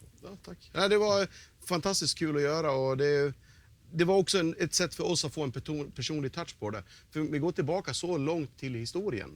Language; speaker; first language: Swedish; native; Swedish